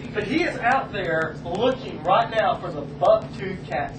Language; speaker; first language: English; native; English